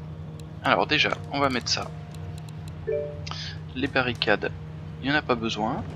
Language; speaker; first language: French; native; French